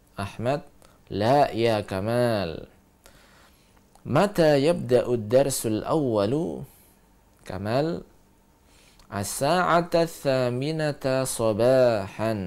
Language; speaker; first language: Arabic; non-native, fluent; Indonesian